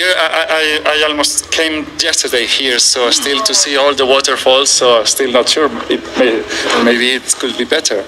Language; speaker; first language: English; non-native, fluent; Spanish